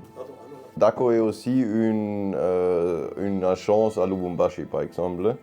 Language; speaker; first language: French; non-native, fluent; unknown